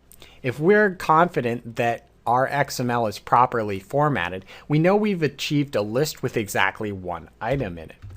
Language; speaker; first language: English; native; English